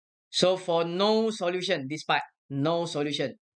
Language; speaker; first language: English; non-native, local second language; Malay